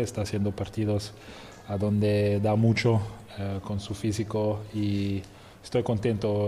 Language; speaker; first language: Spanish; non-native, fluent; French